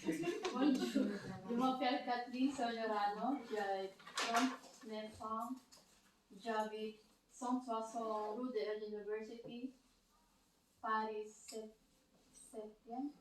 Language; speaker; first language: French; non-native, learner; Filipino